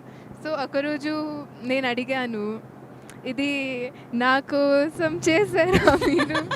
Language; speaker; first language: Telugu; non-native, fluent; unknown